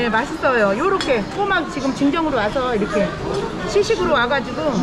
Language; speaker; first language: Korean; native; Korean